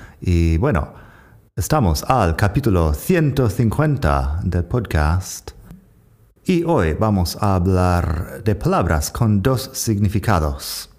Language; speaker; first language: Spanish; non-native, fluent; English